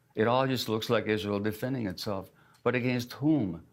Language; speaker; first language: English; early bilingual, other home language; Hungarian